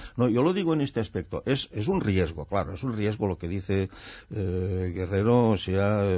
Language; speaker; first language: Spanish; non-native, local second language; Catalan